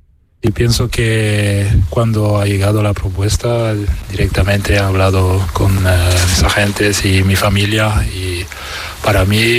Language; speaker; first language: Spanish; non-native, local second language; French